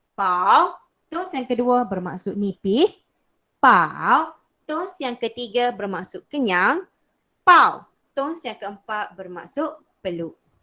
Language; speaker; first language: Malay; native; Malay